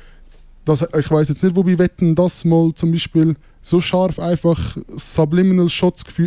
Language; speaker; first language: German; native; German